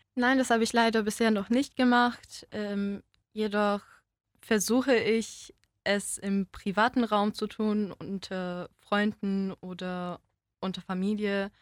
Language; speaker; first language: German; early bilingual, other home language; Polish